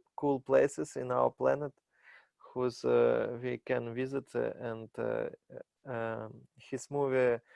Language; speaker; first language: English; non-native, learner; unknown